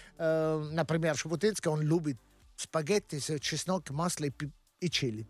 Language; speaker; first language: Russian; non-native, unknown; Italian